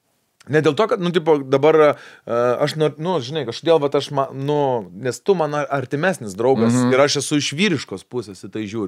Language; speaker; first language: Lithuanian; native; Lithuanian